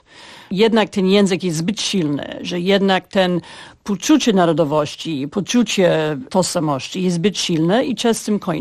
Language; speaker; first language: Polish; non-native, fluent; English